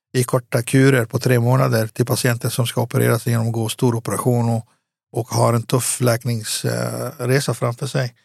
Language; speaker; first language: Swedish; early bilingual, other home language; Arabic